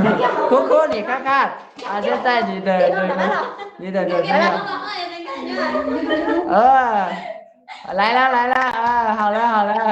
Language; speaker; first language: Chinese; non-native, learner; Hmong